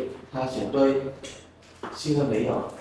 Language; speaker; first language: Chinese; non-native, learner; Vietnamese